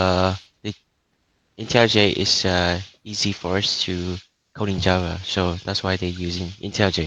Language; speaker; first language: English; non-native, learner; Vietnamese